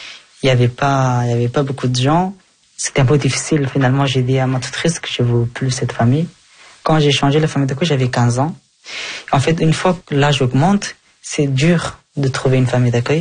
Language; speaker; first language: French; early bilingual, other home language; Persian